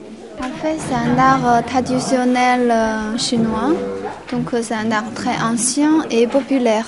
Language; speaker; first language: French; non-native, fluent; Chinese